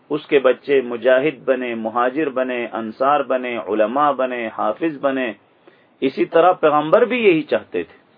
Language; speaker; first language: Urdu; native; Urdu